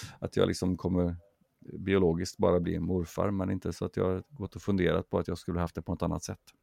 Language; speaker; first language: Swedish; native; Swedish